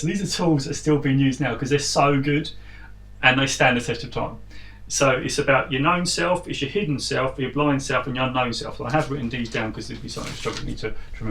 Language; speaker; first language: English; native; English